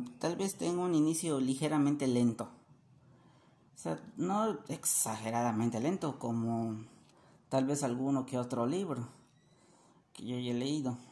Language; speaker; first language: Spanish; native; Spanish